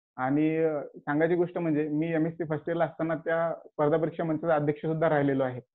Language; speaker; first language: Marathi; native; Marathi